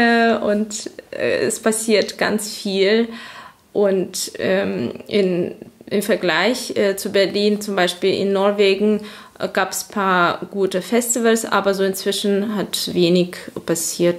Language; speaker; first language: German; non-native, fluent; Azerbaijani